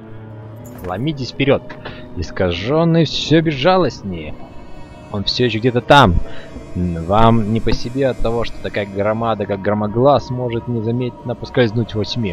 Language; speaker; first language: Russian; native; Russian